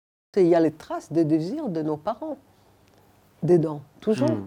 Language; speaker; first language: French; non-native, fluent; Hebrew